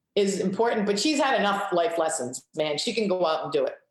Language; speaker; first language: English; native; English